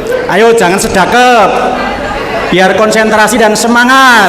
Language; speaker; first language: Indonesian; native; Indonesian